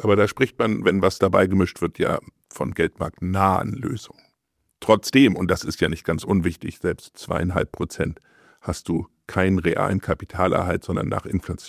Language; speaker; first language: German; native; German